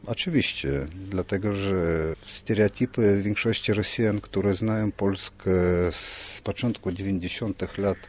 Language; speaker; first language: Polish; non-native, fluent; Russian